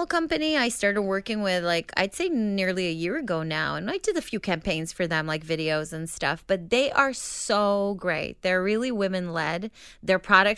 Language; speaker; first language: English; non-native, fluent; Hebrew